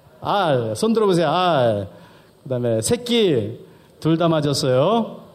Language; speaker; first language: Korean; early bilingual, heritage; Korean